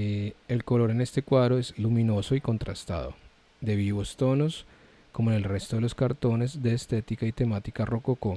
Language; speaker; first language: Spanish; native; Spanish